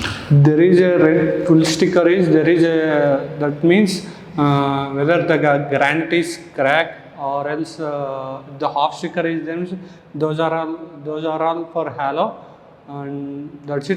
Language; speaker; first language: English; non-native, local second language; Telugu